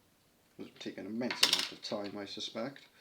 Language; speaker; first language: English; native; English